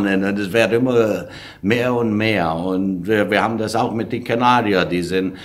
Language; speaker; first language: German; non-native, fluent; English